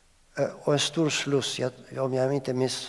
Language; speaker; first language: Swedish; non-native, fluent; Greek